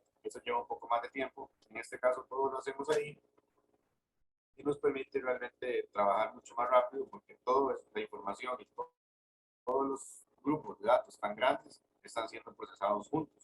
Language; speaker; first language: Spanish; native; Spanish